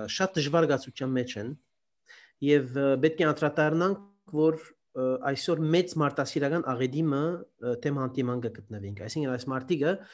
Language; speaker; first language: Armenian; early bilingual, heritage; Armenian